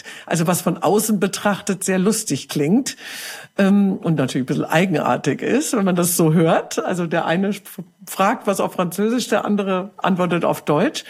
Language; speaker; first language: German; native; German